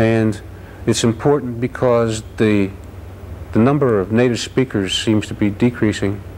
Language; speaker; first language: English; native; English